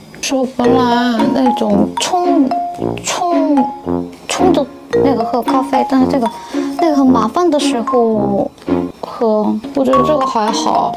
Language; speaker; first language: Chinese; non-native, learner; Korean